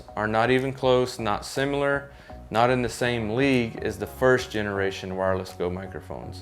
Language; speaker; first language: English; native; English